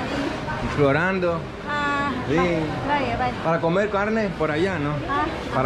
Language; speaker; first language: Spanish; non-native, learner; Greek